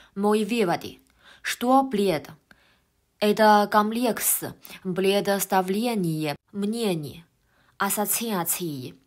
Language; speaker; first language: Russian; non-native, learner; Chinese